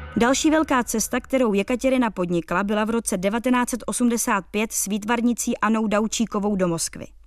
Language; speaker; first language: Czech; native; Czech